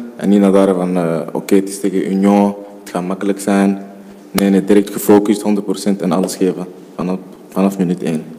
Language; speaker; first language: Dutch; early bilingual, other home language; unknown